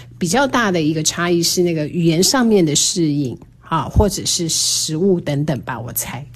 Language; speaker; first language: Chinese; native; Chinese